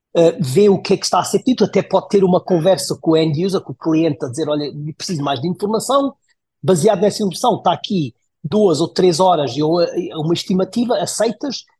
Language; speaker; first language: Portuguese; early bilingual, heritage; Portuguese